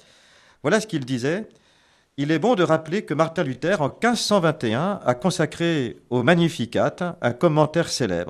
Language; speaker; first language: French; native; French